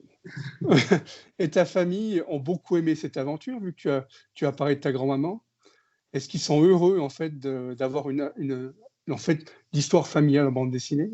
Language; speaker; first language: French; native; French